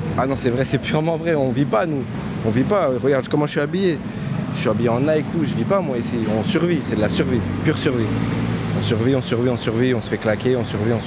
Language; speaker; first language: French; native; French